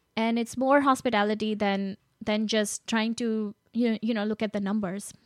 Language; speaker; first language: English; non-native, local second language; Gujarati